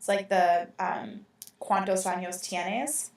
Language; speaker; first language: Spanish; non-native, fluent; English